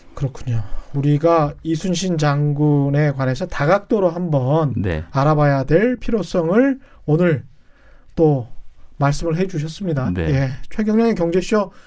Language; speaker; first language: Korean; native; Korean